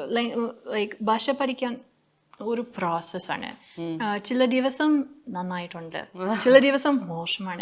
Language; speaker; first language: Malayalam; non-native, learner; English